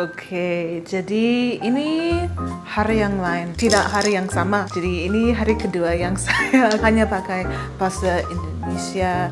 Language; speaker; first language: Indonesian; non-native, learner; English